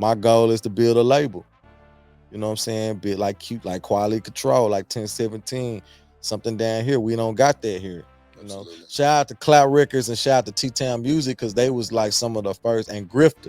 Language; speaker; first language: English; native; English